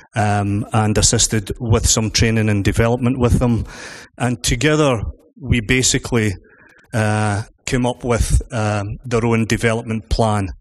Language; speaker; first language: English; native; English